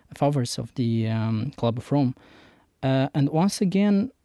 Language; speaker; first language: English; non-native, fluent; Persian